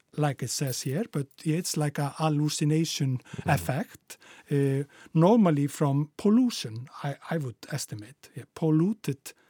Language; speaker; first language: English; non-native, fluent; Icelandic